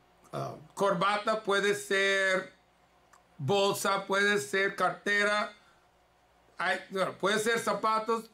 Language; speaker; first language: Spanish; early bilingual, heritage; English